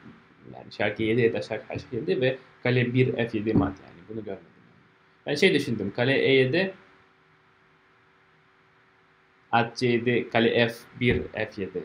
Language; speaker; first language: Turkish; non-native, fluent; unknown